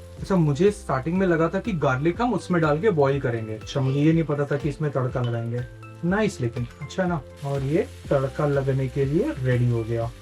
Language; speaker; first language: Hindi; native; Hindi